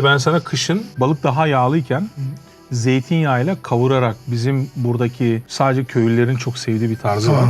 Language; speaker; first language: Turkish; native; Turkish